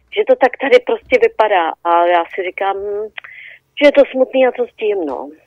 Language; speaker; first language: Czech; native; Czech